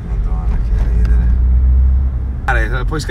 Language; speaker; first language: Italian; native; Italian